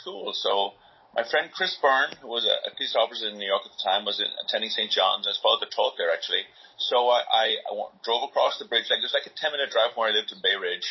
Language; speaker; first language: English; native; English